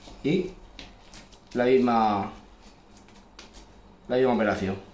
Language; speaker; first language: Spanish; native; Spanish